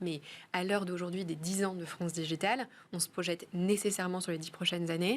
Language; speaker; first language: French; native; French